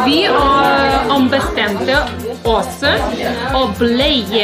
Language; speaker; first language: Norwegian; non-native, learner; Ukrainian